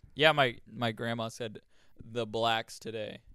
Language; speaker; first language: English; early bilingual, other home language; Hungarian